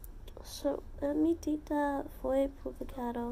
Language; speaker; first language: Portuguese; non-native, learner; English